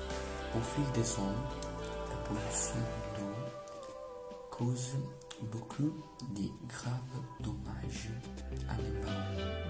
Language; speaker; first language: French; non-native, learner; Italian